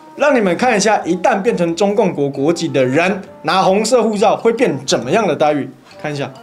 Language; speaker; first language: Chinese; native; Chinese